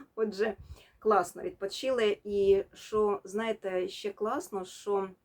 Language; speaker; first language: Ukrainian; native; Ukrainian